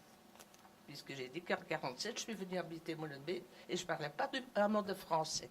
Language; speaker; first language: French; non-native, local second language; Dutch